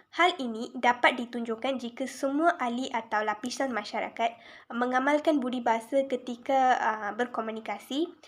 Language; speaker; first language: Malay; non-native, local second language; Tamil